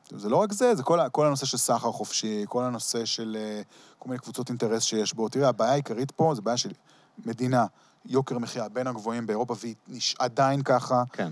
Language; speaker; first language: Hebrew; early bilingual, heritage; Hebrew